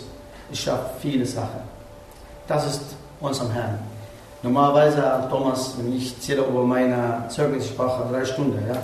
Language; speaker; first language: German; non-native, learner; Arabic